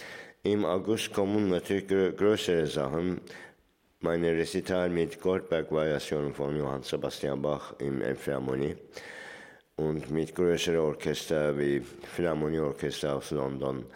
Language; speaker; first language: German; non-native, fluent; Turkish